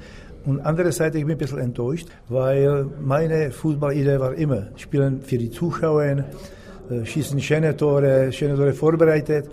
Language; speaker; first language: German; non-native, learner; Czech